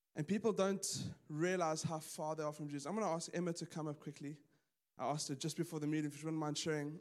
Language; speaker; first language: English; native; English